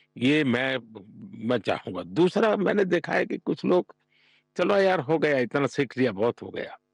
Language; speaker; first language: Hindi; non-native, local second language; Gujarati